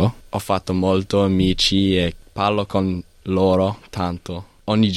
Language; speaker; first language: Italian; non-native, learner; English